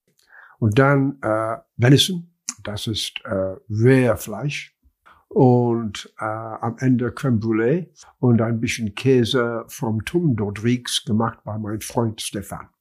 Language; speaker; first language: German; non-native, learner; English